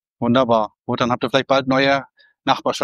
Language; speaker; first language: German; native; German